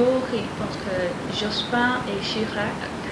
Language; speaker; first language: French; non-native, learner; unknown